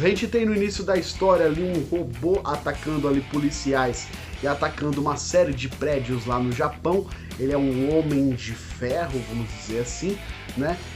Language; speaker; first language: Portuguese; native; Portuguese